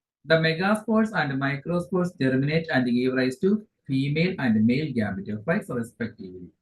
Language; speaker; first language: English; non-native, local second language; Malayalam